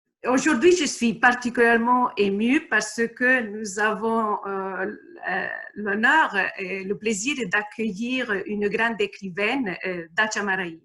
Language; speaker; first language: French; non-native, fluent; Italian